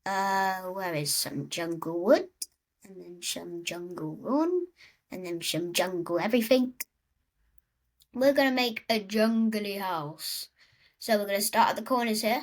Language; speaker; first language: English; native; English